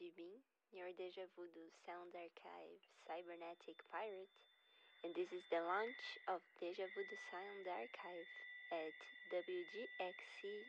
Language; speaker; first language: English; non-native, fluent; Portuguese